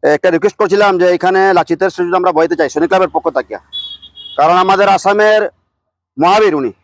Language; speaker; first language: Bangla; non-native, local second language; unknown